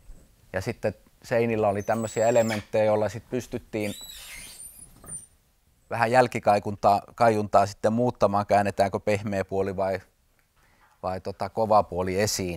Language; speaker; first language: Finnish; native; Finnish